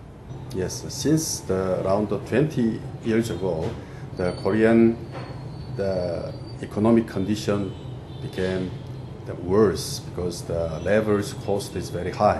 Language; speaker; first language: English; non-native, fluent; Korean